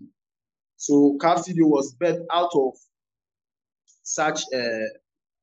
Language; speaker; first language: English; non-native, local second language; Ewe